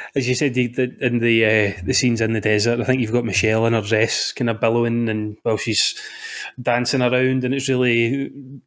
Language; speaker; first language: English; native; English